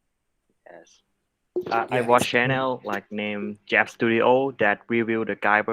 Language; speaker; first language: English; non-native, learner; Thai